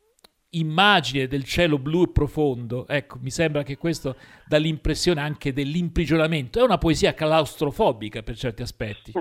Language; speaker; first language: Italian; native; Italian